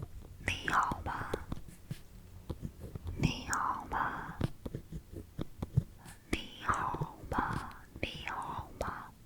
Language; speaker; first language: Chinese; non-native, learner; Korean